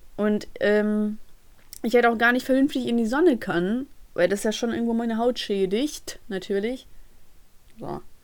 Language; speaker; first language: German; early bilingual, other home language; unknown